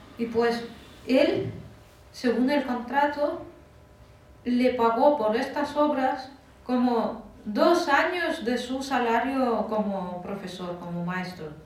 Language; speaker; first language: Spanish; non-native, fluent; Russian